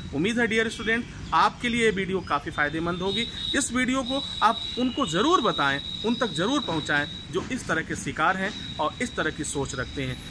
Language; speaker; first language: Hindi; native; Hindi